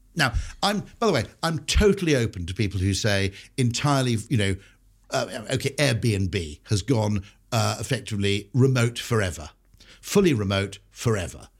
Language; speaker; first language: English; native; English